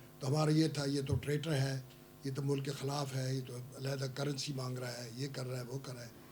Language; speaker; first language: Urdu; non-native, local second language; Pashto